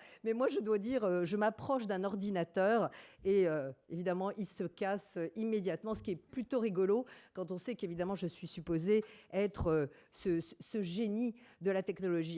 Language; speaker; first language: French; native; French